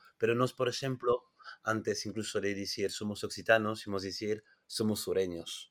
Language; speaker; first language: Galician; non-native, fluent; French